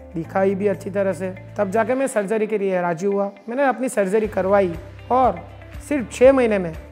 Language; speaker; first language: Hindi; non-native, local second language; Gujarati